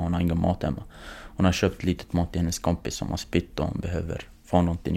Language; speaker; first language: Swedish; non-native, fluent; Kurdish